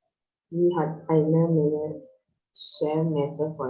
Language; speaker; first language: German; non-native, learner; Indonesian